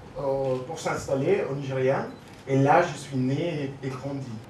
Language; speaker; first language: French; non-native, learner; English